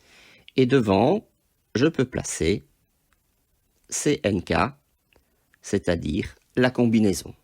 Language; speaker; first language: French; native; French